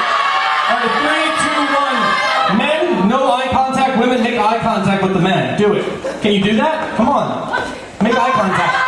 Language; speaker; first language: English; native; English